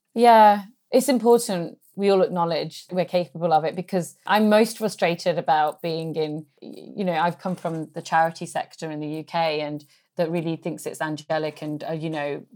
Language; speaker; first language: English; native; English